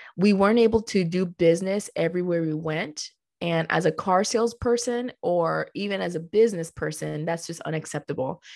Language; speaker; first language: English; early bilingual, other home language; Spanish